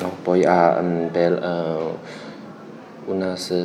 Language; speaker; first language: Spanish; non-native, learner; Chinese